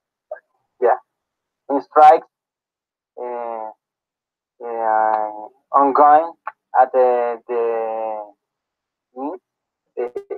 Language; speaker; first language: English; non-native, learner; Spanish